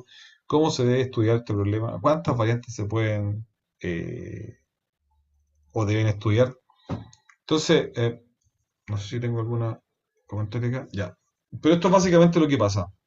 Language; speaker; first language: Spanish; native; Spanish